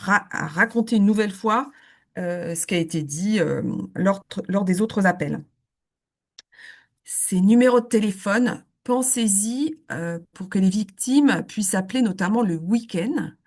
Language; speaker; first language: French; native; French